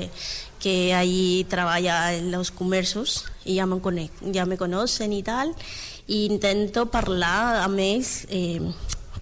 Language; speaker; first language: Catalan; non-native, learner; Spanish